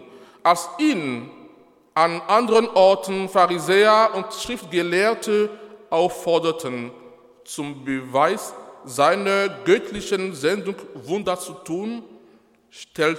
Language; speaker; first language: German; non-native, fluent; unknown